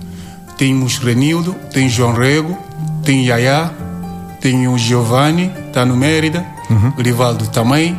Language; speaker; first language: Portuguese; non-native, learner; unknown